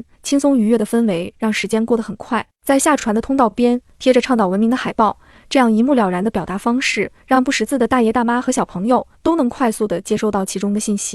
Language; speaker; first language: Chinese; native; Chinese